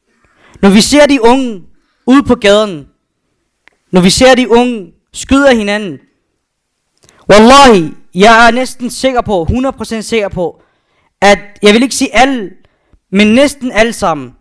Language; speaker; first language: Danish; non-native, fluent; Arabic